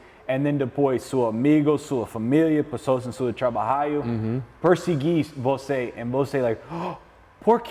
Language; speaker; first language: Portuguese; non-native, learner; English